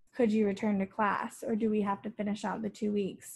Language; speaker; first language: English; native; English